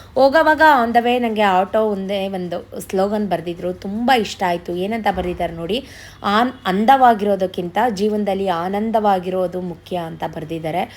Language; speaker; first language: Kannada; native; Kannada